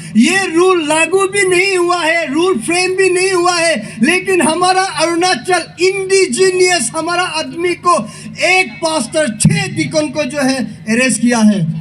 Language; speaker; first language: Hindi; non-native, local second language; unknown